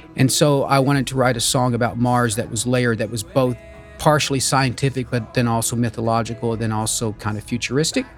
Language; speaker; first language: English; early bilingual, other home language; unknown